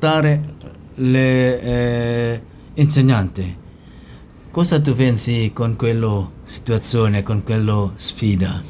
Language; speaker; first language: Italian; non-native, learner; Indonesian